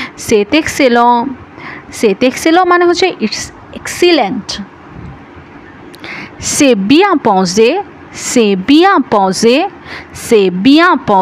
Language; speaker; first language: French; non-native, learner; Bangla